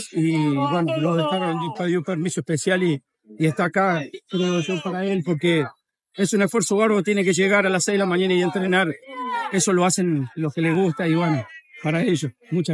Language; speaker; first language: Spanish; native; Spanish